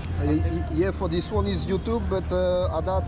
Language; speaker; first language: English; non-native, learner; French